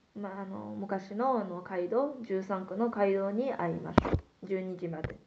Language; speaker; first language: Japanese; non-native, fluent; Korean